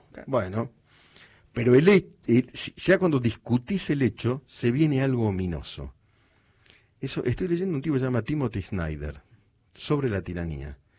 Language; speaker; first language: Spanish; native; Spanish